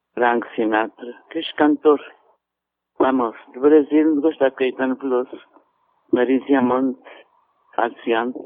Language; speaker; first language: English; non-native, fluent; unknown